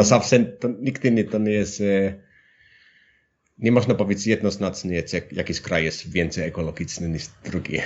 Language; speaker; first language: Polish; non-native, learner; Finnish